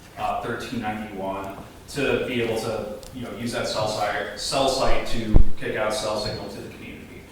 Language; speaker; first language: English; native; English